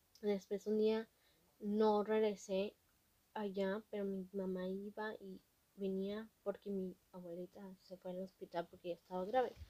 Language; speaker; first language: Spanish; early bilingual, heritage; Spanish